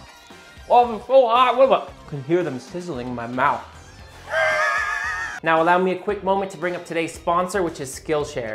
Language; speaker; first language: English; native; English